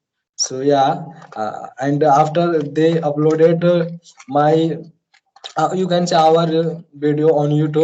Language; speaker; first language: English; non-native, learner; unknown